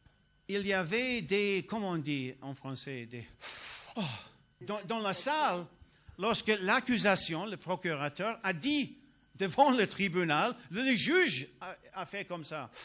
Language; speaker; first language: French; non-native, learner; English